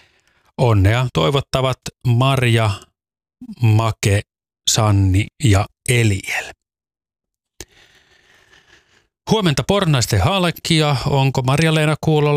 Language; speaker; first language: Finnish; native; Finnish